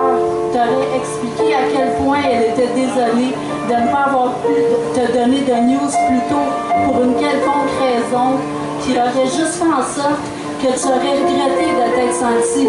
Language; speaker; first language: French; native; French